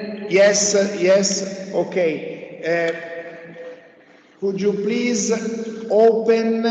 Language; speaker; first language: English; non-native, fluent; Italian